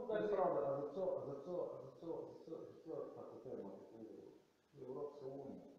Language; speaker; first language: Polish; non-native, learner; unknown